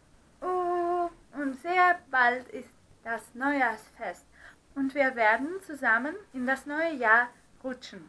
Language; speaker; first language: German; non-native, fluent; Russian